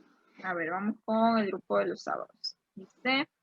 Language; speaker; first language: Spanish; native; Spanish